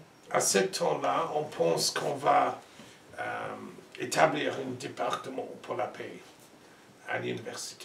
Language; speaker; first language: French; non-native, learner; English